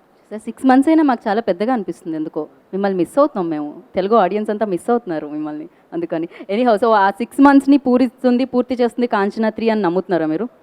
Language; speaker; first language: Telugu; native; Telugu